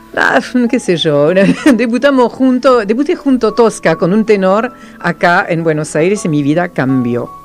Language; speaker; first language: Spanish; non-native, fluent; Serbian